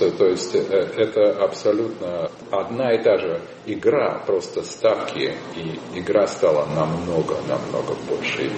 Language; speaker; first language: Russian; native; Russian